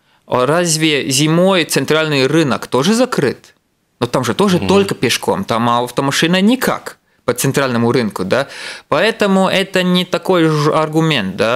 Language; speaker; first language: Russian; non-native, local second language; Latvian